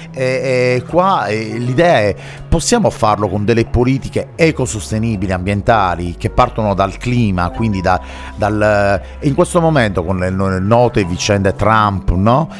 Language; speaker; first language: Italian; native; Italian